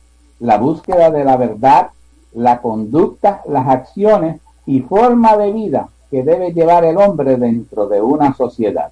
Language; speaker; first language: Spanish; native; Spanish